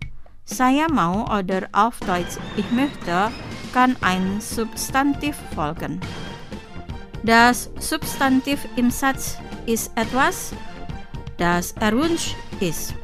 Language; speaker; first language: German; non-native, fluent; Indonesian